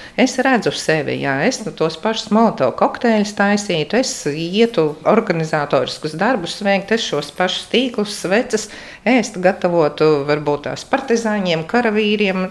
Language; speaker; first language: Latvian; native; Latvian